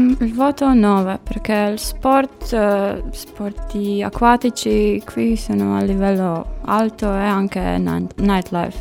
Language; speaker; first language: Italian; non-native, learner; Latvian